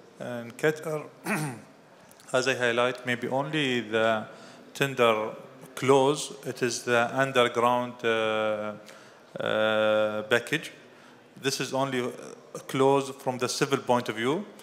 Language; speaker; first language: English; non-native, fluent; Arabic